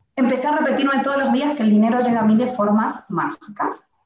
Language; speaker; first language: Spanish; native; Spanish